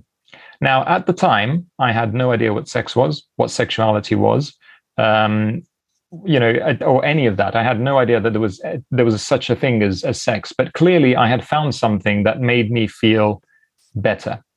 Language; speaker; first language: English; native; English